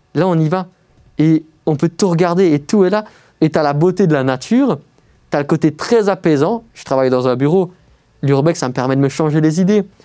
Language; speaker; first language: French; native; French